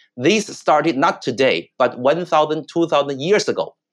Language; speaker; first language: English; non-native, fluent; Chinese